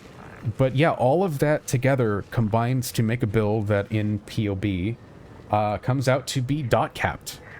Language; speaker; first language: English; native; English